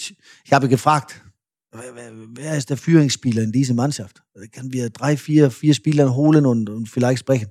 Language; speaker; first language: German; non-native, fluent; Danish